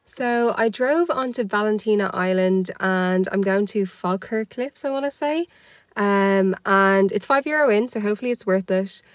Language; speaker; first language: English; native; English